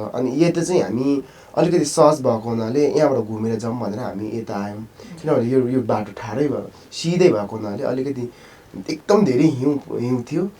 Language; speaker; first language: Nepali; non-native, local second language; Sherpa